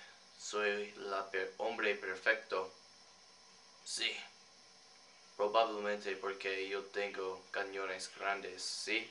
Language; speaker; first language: Spanish; non-native, learner; English